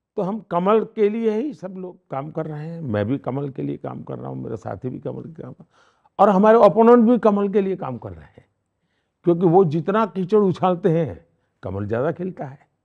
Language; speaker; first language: Hindi; non-native, local second language; Gujarati